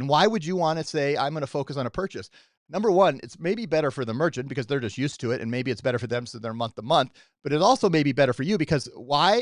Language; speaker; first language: English; native; English